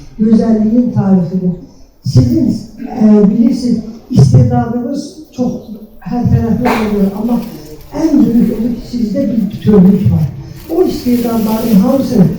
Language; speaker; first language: Azerbaijani; non-native, local second language; Lezghian